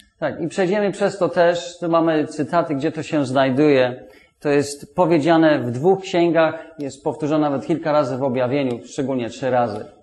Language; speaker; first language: Polish; non-native, fluent; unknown